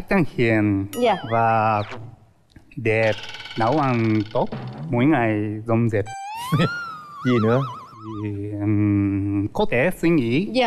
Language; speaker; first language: Vietnamese; non-native, learner; Japanese